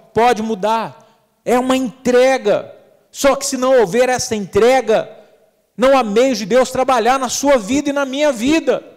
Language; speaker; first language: Portuguese; native; Portuguese